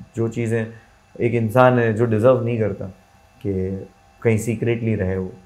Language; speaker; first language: Hindi; non-native, local second language; Gujarati